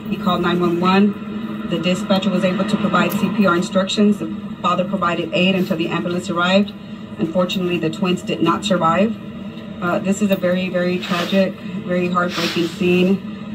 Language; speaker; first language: English; early bilingual, other home language; Spanish